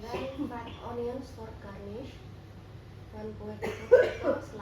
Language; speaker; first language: English; non-native, learner; Indonesian